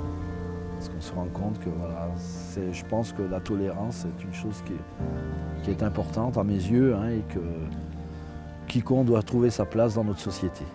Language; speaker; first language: French; native; French